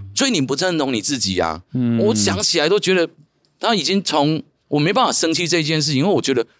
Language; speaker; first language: Chinese; native; Chinese